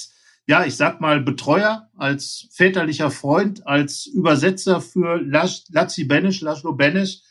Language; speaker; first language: German; native; German